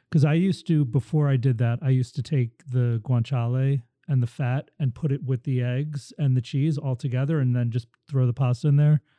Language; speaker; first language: English; native; English